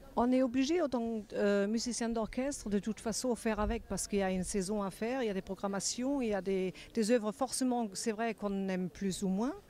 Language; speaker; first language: French; non-native, fluent; German